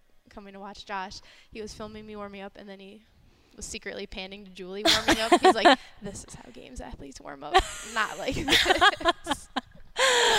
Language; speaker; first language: English; native; English